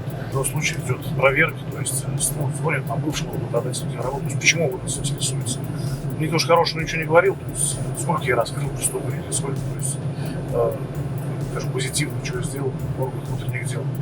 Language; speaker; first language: Russian; native; Russian